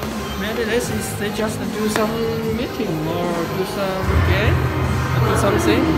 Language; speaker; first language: English; non-native, learner; Chinese